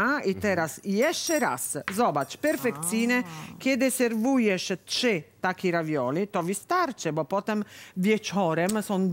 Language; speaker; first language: Polish; non-native, learner; Italian